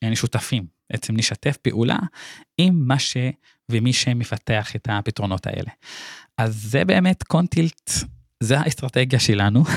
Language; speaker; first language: Hebrew; non-native, local second language; Arabic